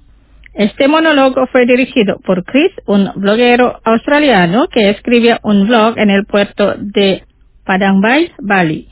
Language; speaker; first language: Spanish; non-native, fluent; Indonesian